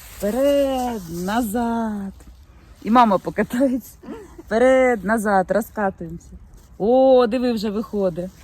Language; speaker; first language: Ukrainian; native; Ukrainian